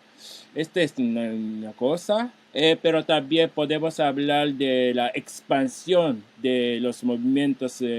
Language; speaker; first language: Spanish; non-native, fluent; Japanese